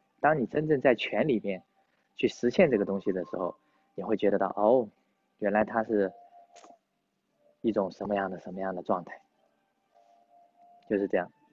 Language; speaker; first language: Chinese; native; Chinese